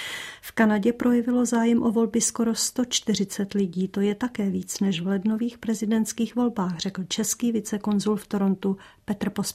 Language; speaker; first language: Czech; native; Czech